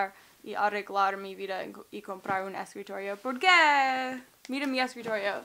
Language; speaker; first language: Spanish; non-native, learner; English